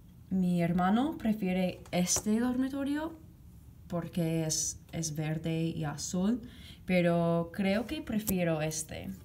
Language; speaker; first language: Spanish; non-native, fluent; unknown